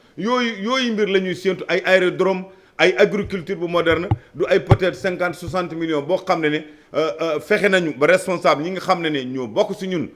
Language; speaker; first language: Wolof; non-native, local second language; Fula